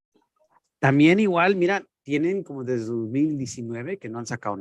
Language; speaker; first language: Spanish; early bilingual, heritage; Spanish